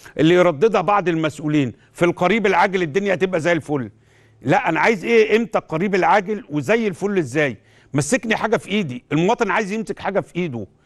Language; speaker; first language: Arabic; native; Arabic